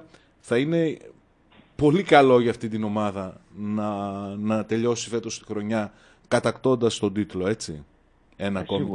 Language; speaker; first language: Greek; native; Greek